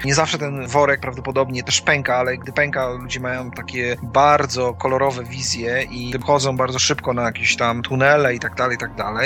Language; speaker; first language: Polish; native; Polish